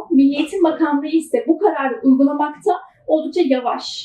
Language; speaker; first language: Turkish; native; Turkish